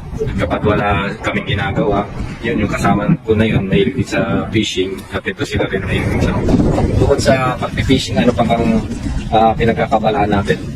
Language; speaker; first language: Filipino; non-native, local second language; Pampanga